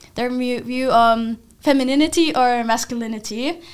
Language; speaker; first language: English; non-native, fluent; Finnish